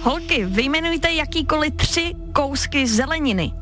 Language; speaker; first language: Czech; native; Czech